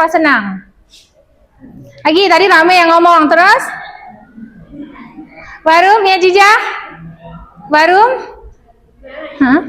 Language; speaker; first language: Indonesian; native; Indonesian